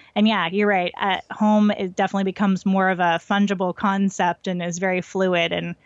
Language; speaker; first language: English; native; English